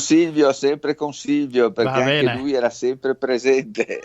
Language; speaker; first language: Italian; native; Italian